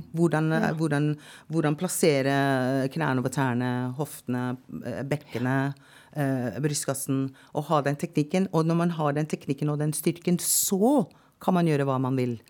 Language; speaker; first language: Norwegian; non-native, fluent; English